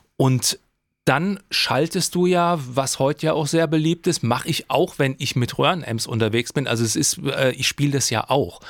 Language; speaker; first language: German; native; German